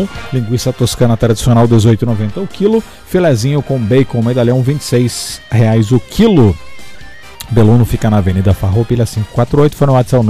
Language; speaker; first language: Portuguese; native; Portuguese